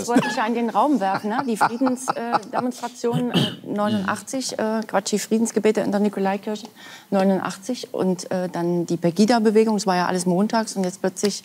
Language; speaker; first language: German; native; German